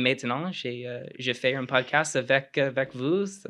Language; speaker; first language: French; non-native, local second language; English